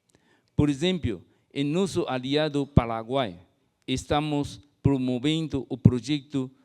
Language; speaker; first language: Portuguese; non-native, fluent; Chinese